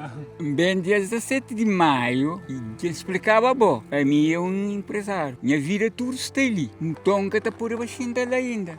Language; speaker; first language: Portuguese; non-native, local second language; Kabuverdianu